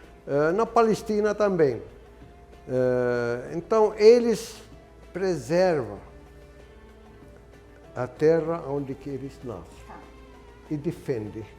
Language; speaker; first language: Portuguese; non-native, fluent; Arabic